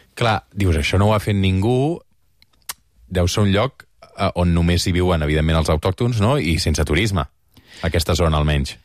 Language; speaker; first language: Catalan; native; Catalan